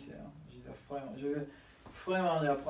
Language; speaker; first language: French; non-native, learner; Spanish